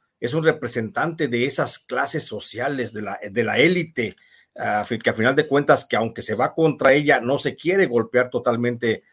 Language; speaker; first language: Spanish; native; Spanish